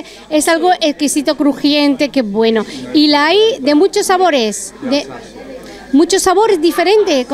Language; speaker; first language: Spanish; native; Spanish